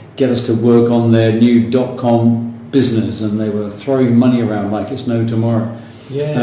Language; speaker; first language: English; native; English